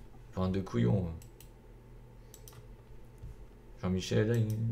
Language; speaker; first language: French; native; French